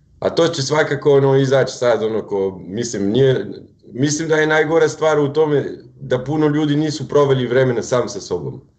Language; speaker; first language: Croatian; non-native, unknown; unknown